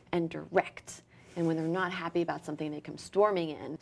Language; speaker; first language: English; early bilingual, other home language; French